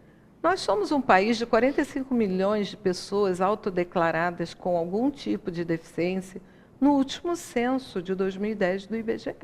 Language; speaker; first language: Portuguese; native; Portuguese